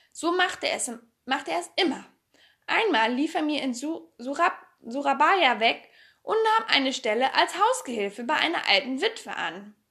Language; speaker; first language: German; native; German